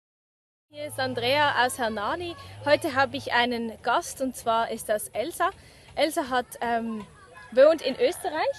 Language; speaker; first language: German; native; German